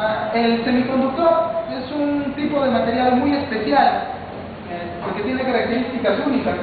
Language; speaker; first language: Spanish; native; Spanish